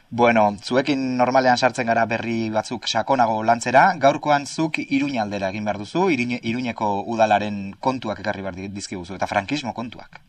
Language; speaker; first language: Basque; native; Basque